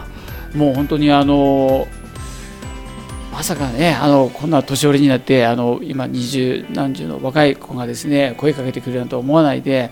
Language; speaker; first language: Japanese; native; Japanese